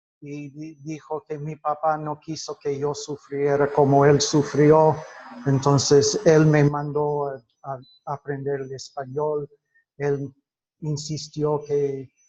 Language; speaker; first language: Spanish; non-native, fluent; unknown